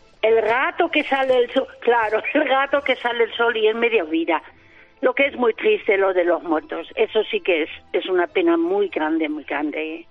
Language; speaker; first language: Spanish; non-native, fluent; German